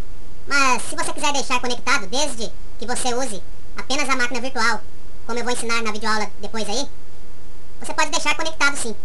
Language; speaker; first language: Portuguese; native; Portuguese